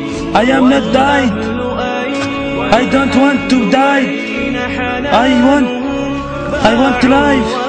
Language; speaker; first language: English; non-native, learner; Arabic